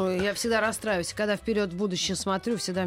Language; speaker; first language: Russian; native; Russian